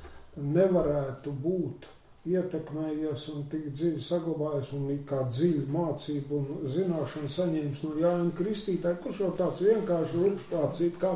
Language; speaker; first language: Latvian; native; Latvian